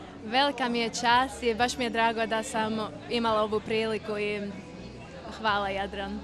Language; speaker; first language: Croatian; early bilingual, heritage; Croatian